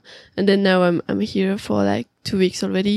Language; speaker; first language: English; non-native, fluent; French